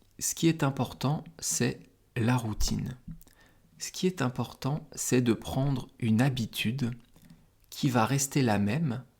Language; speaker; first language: French; native; French